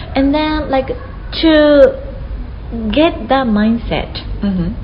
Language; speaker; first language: English; non-native, fluent; Japanese